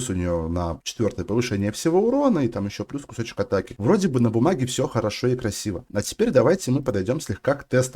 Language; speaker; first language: Russian; native; Russian